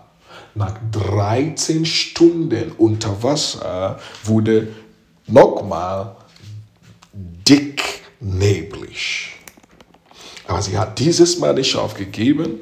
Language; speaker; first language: German; non-native, fluent; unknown